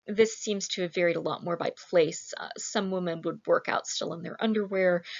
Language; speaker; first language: English; native; English